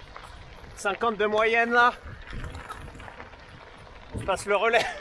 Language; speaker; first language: French; native; French